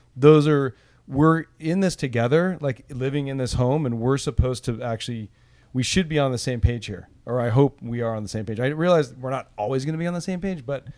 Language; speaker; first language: English; native; English